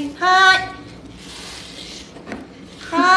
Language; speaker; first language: Korean; native; Korean